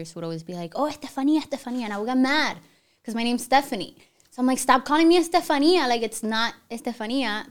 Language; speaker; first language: English; early bilingual, other home language; Spanish